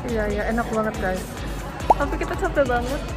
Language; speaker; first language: Indonesian; non-native, fluent; Korean